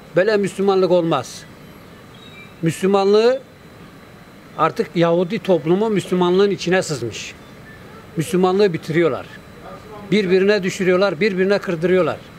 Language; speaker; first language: Turkish; native; Turkish